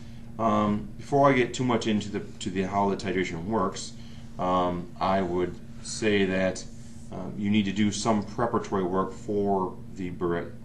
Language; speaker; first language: English; native; English